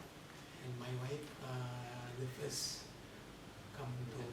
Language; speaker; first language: English; non-native, learner; Sundanese